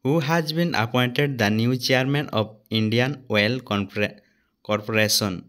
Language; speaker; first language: English; non-native, local second language; Odia